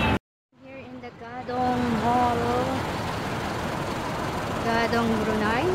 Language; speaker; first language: English; non-native, local second language; Filipino